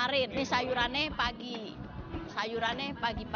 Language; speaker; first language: Indonesian; native; Indonesian